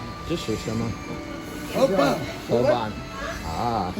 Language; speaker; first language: Chinese; non-native, learner; English